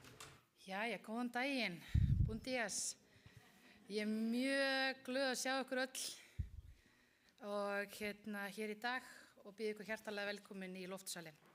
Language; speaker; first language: Icelandic; non-native, fluent; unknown